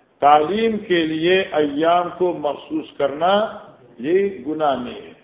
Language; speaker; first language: Urdu; non-native, local second language; Northern Hindko